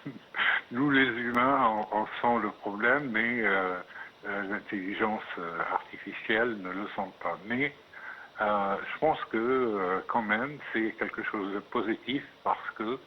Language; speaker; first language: French; non-native, fluent; Arabic